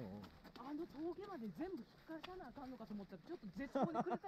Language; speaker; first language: Japanese; native; Japanese